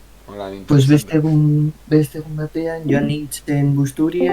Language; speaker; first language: Basque; non-native, local second language; Spanish